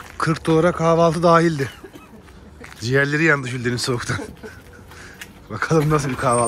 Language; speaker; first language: Turkish; native; Turkish